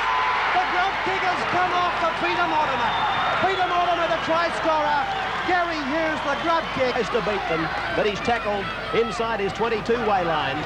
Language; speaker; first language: English; native; English